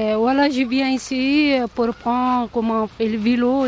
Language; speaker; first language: French; non-native, learner; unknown